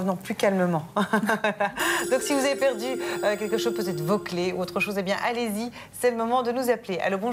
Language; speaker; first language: French; native; French